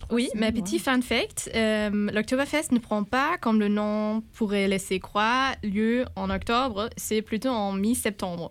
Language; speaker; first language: French; non-native, fluent; German